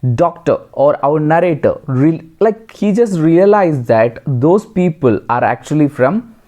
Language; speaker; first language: English; non-native, local second language; Malayalam